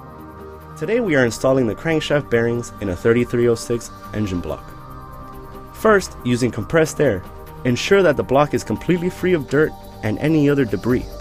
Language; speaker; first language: English; non-native, fluent; Spanish